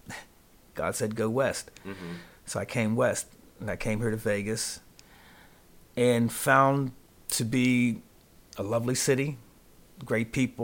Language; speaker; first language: English; native; English